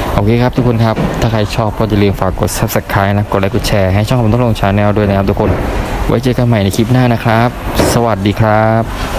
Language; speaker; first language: Thai; native; Thai